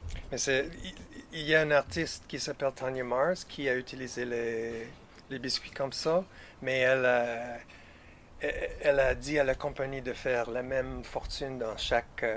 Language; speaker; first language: French; non-native, fluent; English